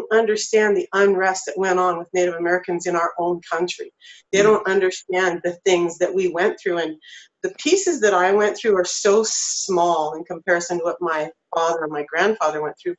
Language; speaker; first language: English; native; English